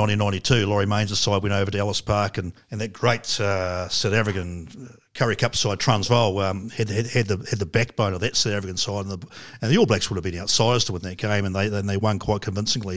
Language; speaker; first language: English; native; English